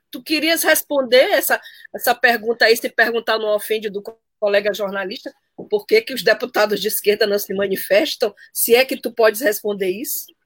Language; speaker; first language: Portuguese; native; Portuguese